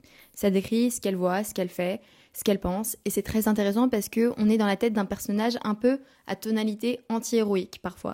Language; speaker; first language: French; native; French